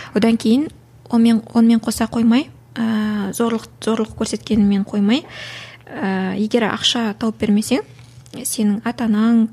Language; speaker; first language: Kazakh; native; Kazakh